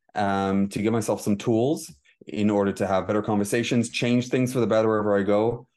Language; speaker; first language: English; early bilingual, heritage; Hebrew